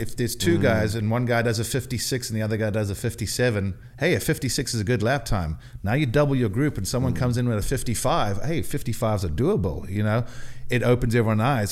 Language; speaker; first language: English; native; English